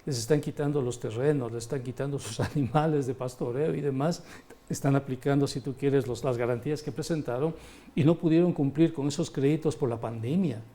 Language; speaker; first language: Spanish; native; Spanish